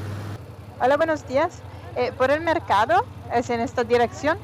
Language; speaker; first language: Spanish; non-native, learner; Italian